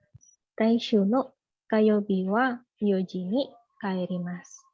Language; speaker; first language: Japanese; non-native, fluent; Indonesian